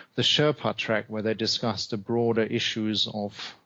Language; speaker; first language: English; non-native, fluent; German